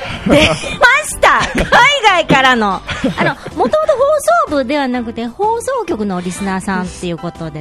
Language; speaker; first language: Japanese; native; Japanese